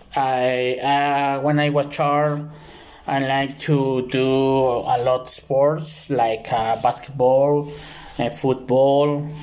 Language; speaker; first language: English; non-native, learner; Spanish